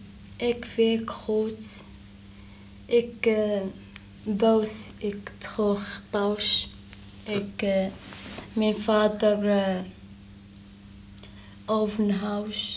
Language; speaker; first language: Dutch; non-native, learner; Arabic